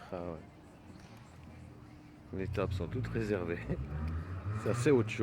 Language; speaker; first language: French; native; French